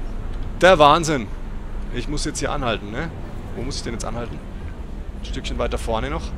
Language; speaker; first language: German; native; German